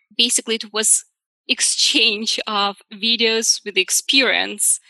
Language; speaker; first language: English; non-native, fluent; Russian